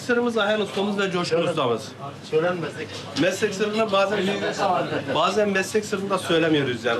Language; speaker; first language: Turkish; native; Turkish